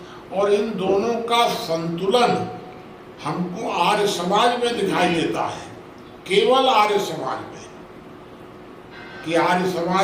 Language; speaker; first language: Hindi; native; Hindi